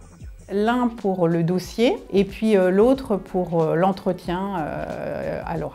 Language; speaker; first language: French; native; French